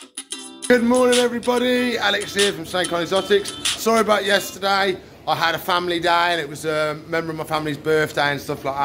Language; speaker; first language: English; native; English